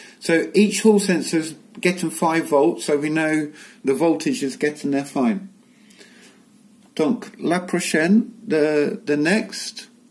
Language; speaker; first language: English; native; English